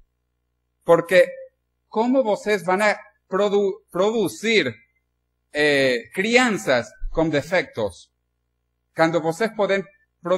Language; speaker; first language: Spanish; non-native, learner; Portuguese